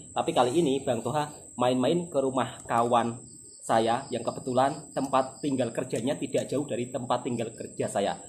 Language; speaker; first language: Indonesian; native; Indonesian